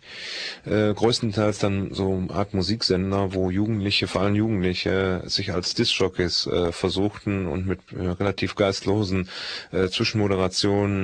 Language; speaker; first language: German; native; German